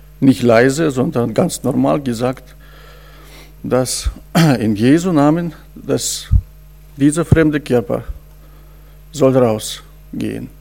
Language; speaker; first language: German; non-native, fluent; Russian